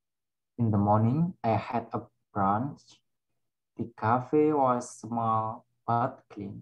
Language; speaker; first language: English; non-native, learner; Indonesian